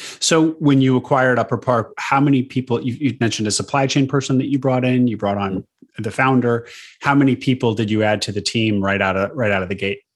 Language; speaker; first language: English; native; English